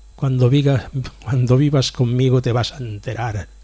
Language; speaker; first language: Spanish; non-native, local second language; Catalan